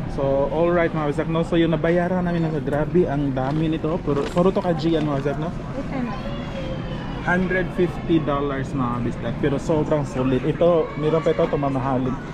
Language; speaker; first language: Filipino; non-native, local second language; Cebuano